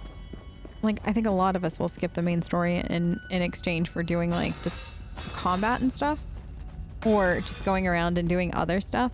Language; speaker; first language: English; native; English